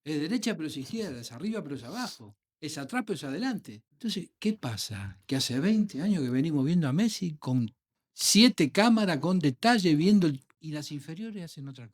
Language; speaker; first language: Spanish; native; Spanish